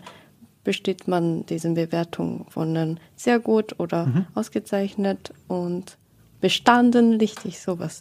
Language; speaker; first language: German; non-native, learner; Japanese